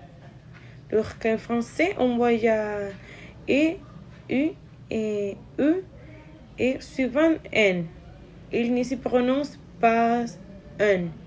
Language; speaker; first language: French; non-native, learner; Spanish